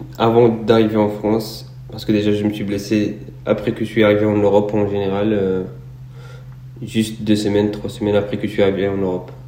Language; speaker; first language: French; non-native, local second language; Arabic